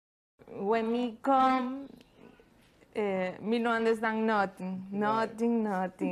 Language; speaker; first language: English; non-native, learner; Spanish